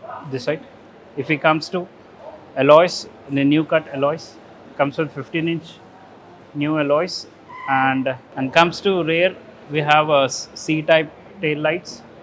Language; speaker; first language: English; non-native, local second language; Telugu